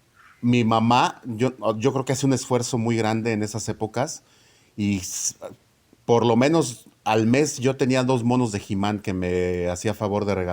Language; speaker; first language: Spanish; native; Spanish